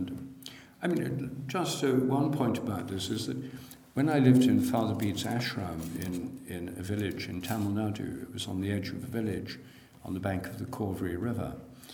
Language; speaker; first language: English; native; English